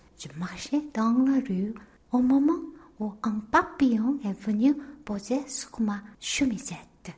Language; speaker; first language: French; non-native, fluent; Korean